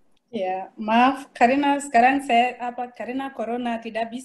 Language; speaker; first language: Indonesian; non-native, learner; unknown